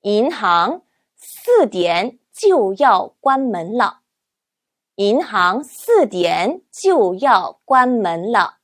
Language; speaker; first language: Chinese; non-native, fluent; Korean